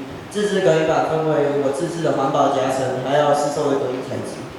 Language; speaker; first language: Chinese; native; Chinese